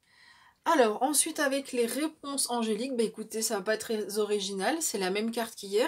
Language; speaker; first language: French; native; French